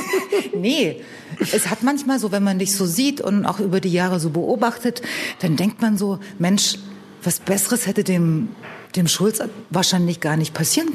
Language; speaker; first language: German; native; German